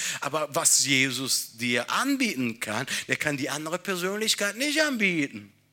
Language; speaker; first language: German; non-native, fluent; Italian